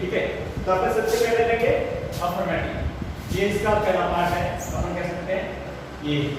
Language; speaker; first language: Hindi; native; Hindi